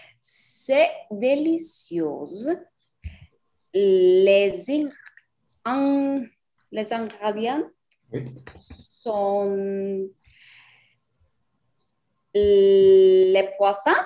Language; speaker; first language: French; non-native, learner; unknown